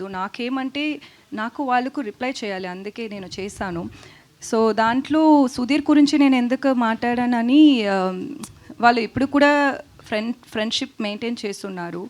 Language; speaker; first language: Telugu; non-native, learner; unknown